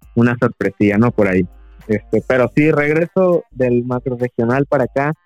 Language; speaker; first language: Spanish; native; Spanish